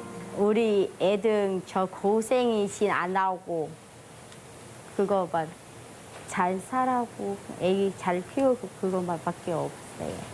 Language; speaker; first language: Korean; non-native, learner; Vietnamese